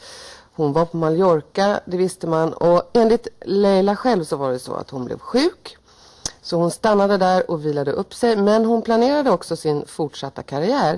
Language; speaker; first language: Swedish; native; Swedish